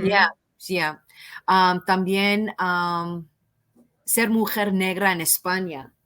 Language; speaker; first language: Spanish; non-native, fluent; English